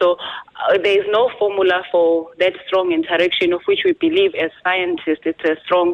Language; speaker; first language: English; non-native, local second language; Zulu